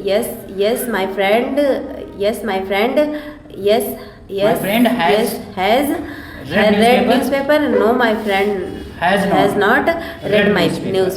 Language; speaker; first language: English; non-native, learner; Hindi